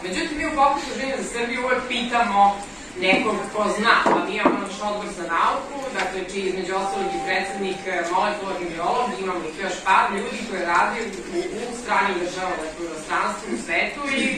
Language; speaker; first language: Serbian; native; Serbian